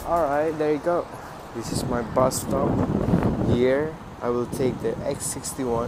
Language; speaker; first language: English; non-native, learner; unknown